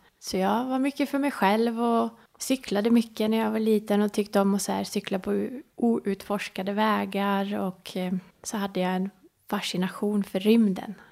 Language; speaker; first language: Swedish; early bilingual, other home language; Persian